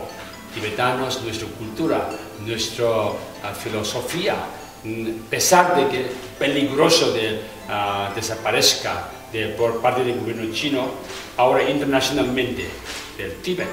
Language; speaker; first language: Spanish; non-native, fluent; Tibetan